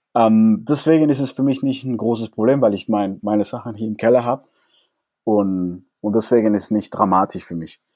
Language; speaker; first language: German; non-native, fluent; Spanish